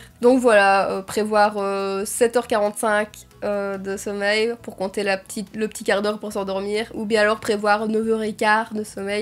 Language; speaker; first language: French; native; French